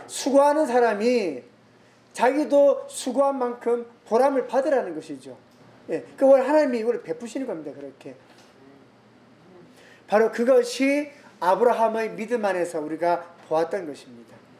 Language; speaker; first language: Korean; native; Korean